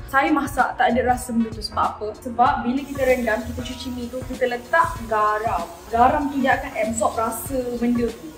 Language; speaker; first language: Malay; native; Malay